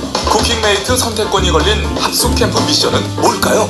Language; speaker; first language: Korean; native; Korean